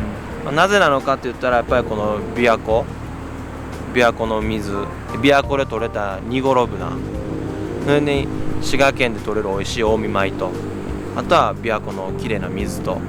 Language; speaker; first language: Japanese; native; Japanese